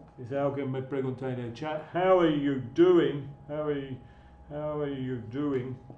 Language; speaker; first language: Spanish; non-native, fluent; English